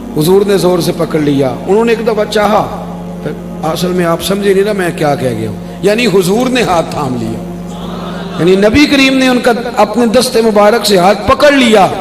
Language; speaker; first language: Urdu; non-native, local second language; Punjabi